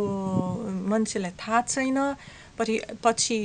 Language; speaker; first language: Nepali; non-native, learner; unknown